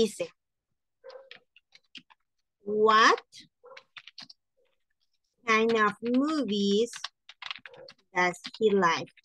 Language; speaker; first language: English; non-native, fluent; Spanish